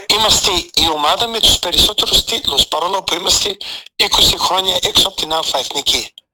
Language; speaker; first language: Greek; early bilingual, heritage; Greek